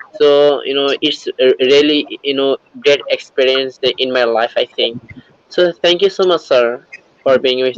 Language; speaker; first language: English; non-native, learner; Bangla